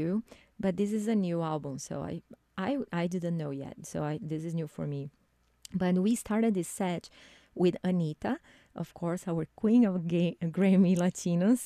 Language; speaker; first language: English; non-native, fluent; Portuguese